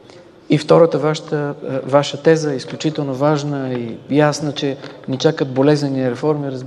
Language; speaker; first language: Bulgarian; native; Bulgarian